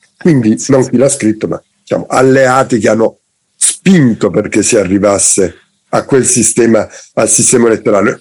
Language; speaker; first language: Italian; native; Italian